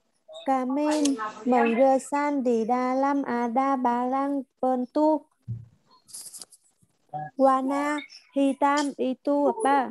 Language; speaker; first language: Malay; non-native, learner; Vietnamese